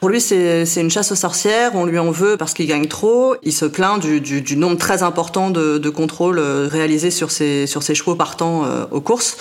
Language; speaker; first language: French; native; French